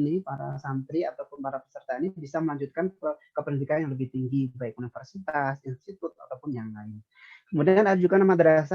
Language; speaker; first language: Indonesian; native; Indonesian